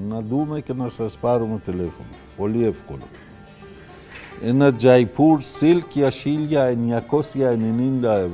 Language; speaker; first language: Greek; non-native, learner; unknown